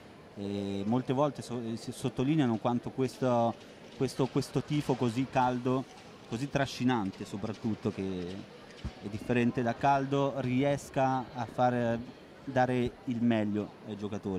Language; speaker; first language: Italian; native; Italian